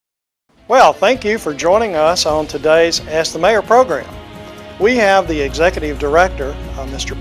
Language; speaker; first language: English; native; English